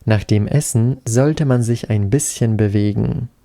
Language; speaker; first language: German; non-native, fluent; Polish